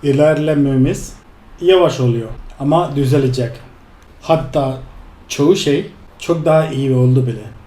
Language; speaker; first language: Turkish; non-native, fluent; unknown